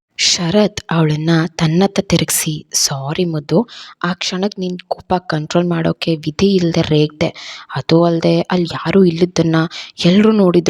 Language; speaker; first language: Kannada; native; Kannada